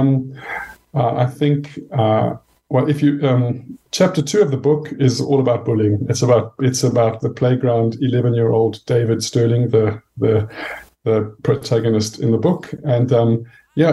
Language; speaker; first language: English; native; English